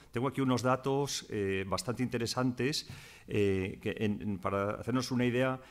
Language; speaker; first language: Spanish; native; Spanish